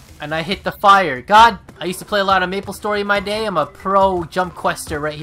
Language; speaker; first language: English; native; English